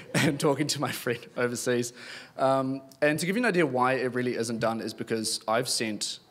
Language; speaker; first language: English; native; English